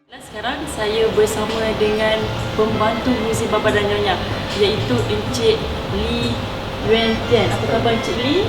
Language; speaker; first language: Malay; native; Malay